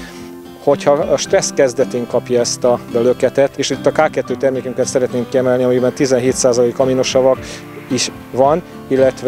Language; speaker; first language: Hungarian; native; Hungarian